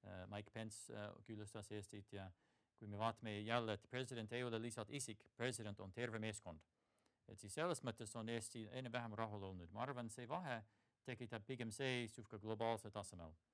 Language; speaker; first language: Estonian; non-native, fluent; English